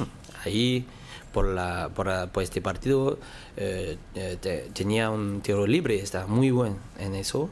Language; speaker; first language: Spanish; non-native, learner; French